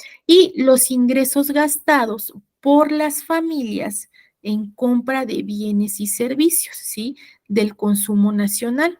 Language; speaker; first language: Spanish; native; Spanish